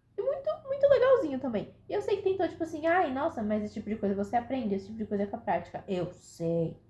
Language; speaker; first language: Portuguese; native; Portuguese